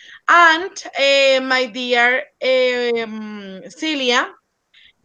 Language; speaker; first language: English; non-native, fluent; Spanish